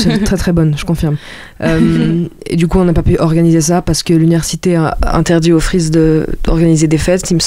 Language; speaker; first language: French; native; French